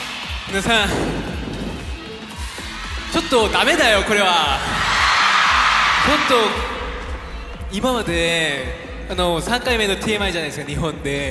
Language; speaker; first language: Japanese; non-native, fluent; Korean